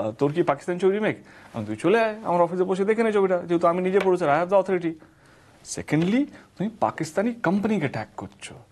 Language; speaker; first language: Bangla; non-native, local second language; Hindi